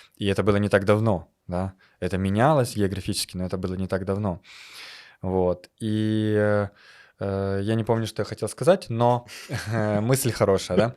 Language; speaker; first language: Russian; native; Russian